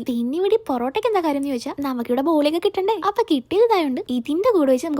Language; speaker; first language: Malayalam; native; Malayalam